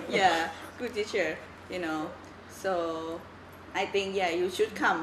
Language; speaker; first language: English; non-native, learner; Thai